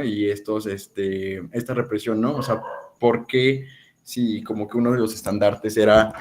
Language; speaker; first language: Spanish; native; Spanish